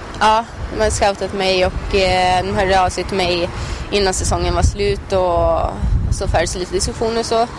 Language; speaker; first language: Swedish; early bilingual, other home language; Albanian